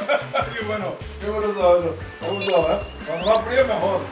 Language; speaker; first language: Spanish; native; Spanish